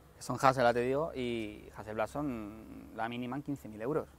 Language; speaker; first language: Spanish; native; Spanish